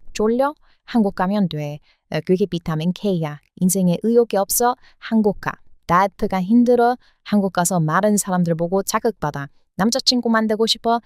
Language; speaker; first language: Korean; non-native, fluent; English